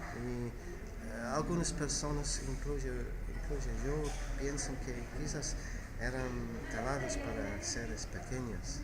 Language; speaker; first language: Spanish; non-native, fluent; English